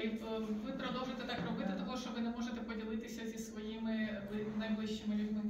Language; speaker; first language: Ukrainian; native; Ukrainian